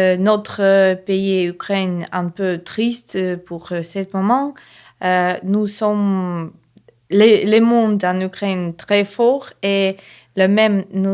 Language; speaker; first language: French; non-native, learner; Ukrainian